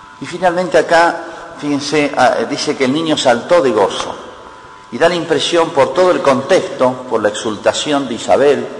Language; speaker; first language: Spanish; native; Spanish